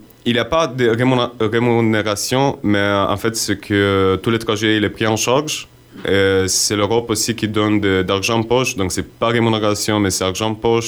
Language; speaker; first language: French; non-native, fluent; Romanian